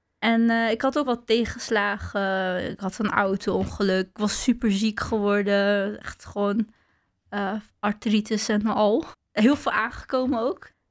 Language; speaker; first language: Dutch; early bilingual, other home language; Arabic